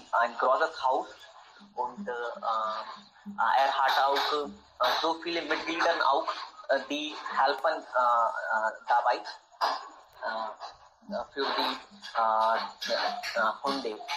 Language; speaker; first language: German; non-native, learner; Hindi